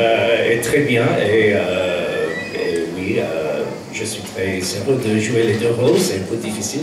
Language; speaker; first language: French; non-native, fluent; English